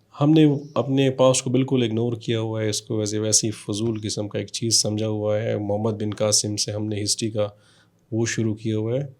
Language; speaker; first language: Urdu; non-native, local second language; Pashto